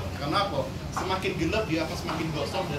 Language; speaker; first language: Indonesian; native; Indonesian